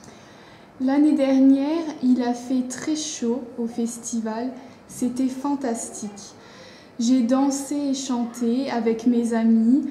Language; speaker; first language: French; non-native, learner; English